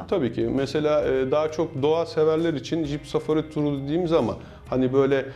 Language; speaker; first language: Turkish; native; Turkish